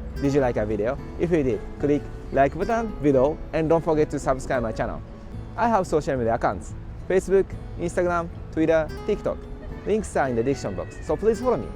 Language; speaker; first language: English; non-native, learner; Japanese